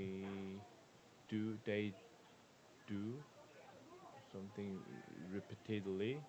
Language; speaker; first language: English; non-native, learner; Korean